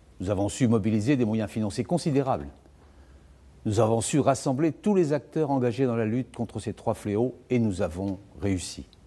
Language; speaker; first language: French; native; French